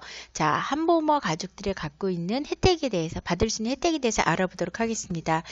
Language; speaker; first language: Korean; native; Korean